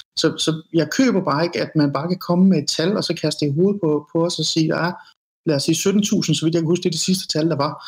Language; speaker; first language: Danish; early bilingual, other home language; Persian